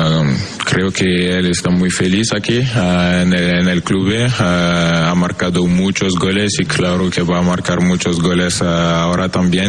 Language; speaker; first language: Spanish; non-native, fluent; French